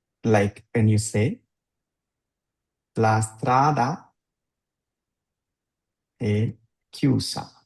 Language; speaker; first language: Italian; non-native, fluent; Tamil